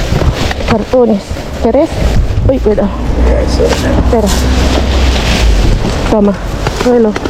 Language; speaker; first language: Spanish; non-native, fluent; Filipino